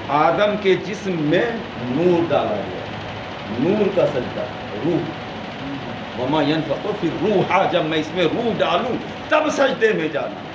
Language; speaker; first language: Urdu; native; Urdu